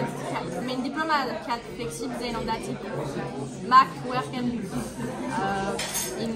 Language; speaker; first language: Dutch; non-native, learner; Romanian